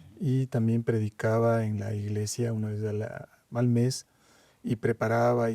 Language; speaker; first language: Spanish; native; Spanish